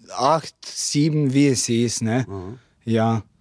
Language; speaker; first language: German; non-native, learner; Slovenian